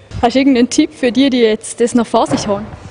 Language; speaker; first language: German; native; German